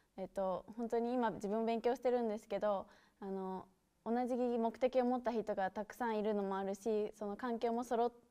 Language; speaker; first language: Japanese; native; Japanese